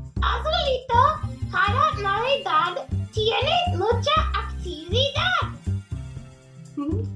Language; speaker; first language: Spanish; non-native, fluent; English